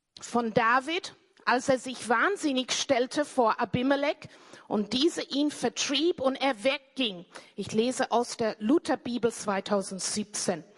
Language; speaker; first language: German; non-native, fluent; English